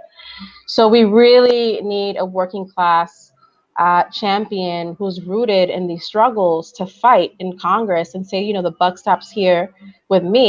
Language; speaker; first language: English; early bilingual, other home language; Spanish